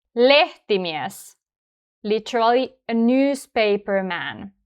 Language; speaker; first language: English; non-native, fluent; Finnish